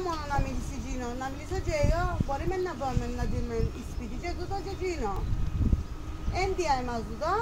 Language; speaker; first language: Greek; non-native, learner; Turkish